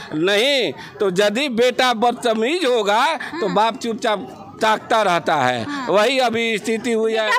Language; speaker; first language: Hindi; native; Hindi